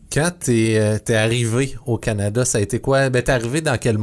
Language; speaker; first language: French; native; French